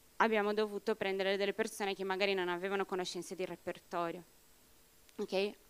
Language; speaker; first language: Italian; non-native, fluent; Portuguese